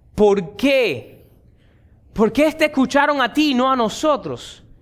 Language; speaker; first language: Spanish; early bilingual, heritage; Spanish